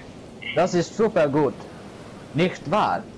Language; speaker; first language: German; non-native, learner; Swedish